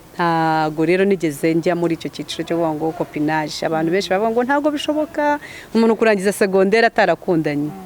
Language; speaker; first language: Kinyarwanda; early bilingual, heritage; Kinyarwanda